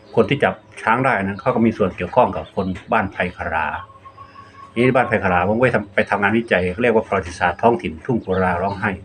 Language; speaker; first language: Thai; non-native, local second language; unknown